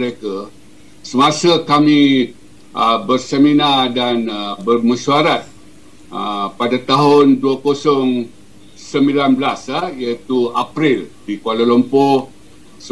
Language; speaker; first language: Malay; native; Malay